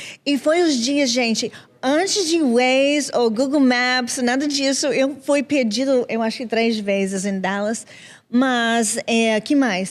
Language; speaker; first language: Portuguese; non-native, fluent; English